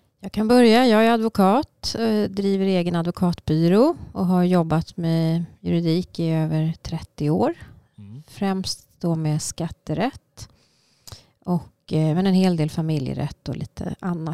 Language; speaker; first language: Swedish; native; Swedish